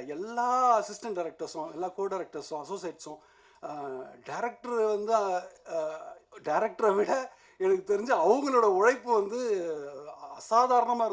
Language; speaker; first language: Tamil; native; Tamil